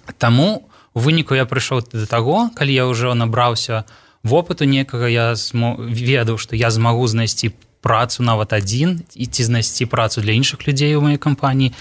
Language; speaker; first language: Belarusian; non-native, local second language; Russian